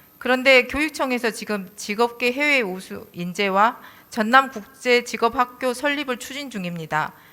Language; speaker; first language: Korean; native; Korean